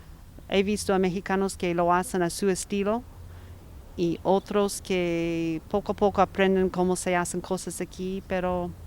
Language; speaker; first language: Spanish; non-native, fluent; English